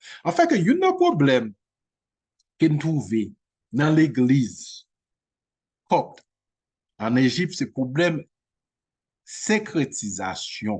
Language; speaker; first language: French; non-native, local second language; Haitian Creole